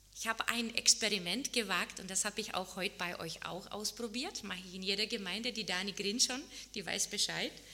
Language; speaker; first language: German; non-native, fluent; Czech